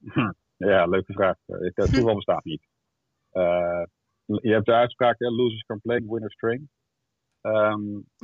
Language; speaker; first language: Dutch; native; Dutch